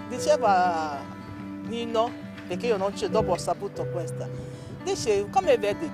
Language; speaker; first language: Italian; non-native, learner; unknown